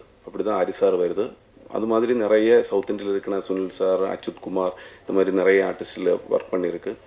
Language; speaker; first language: Tamil; non-native, learner; Malayalam